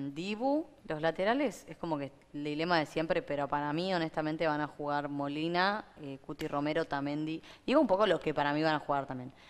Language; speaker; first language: Spanish; native; Spanish